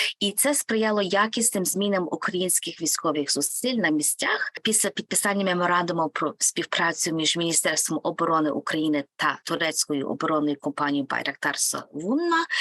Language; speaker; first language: Ukrainian; native; Ukrainian